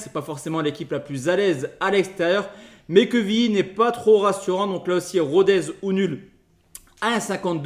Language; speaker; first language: French; native; French